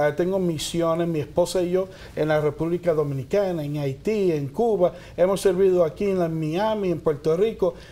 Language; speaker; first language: Spanish; early bilingual, heritage; Spanish